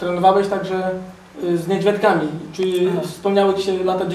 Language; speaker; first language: Polish; native; Polish